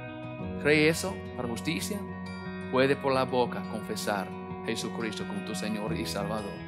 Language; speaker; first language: Spanish; non-native, learner; English